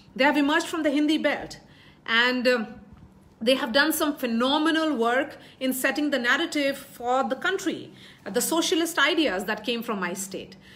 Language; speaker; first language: English; non-native, local second language; Hindi